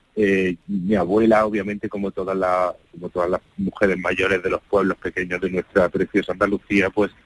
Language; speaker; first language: Spanish; native; Spanish